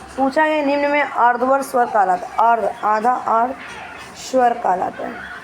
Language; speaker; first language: Hindi; native; Hindi